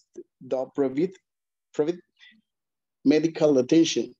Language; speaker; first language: English; non-native, learner; Spanish